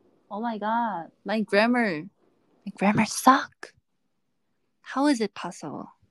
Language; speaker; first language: English; non-native, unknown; Korean